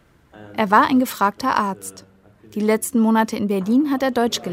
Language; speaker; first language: German; native; German